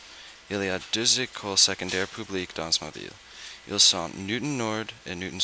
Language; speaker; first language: French; non-native, learner; English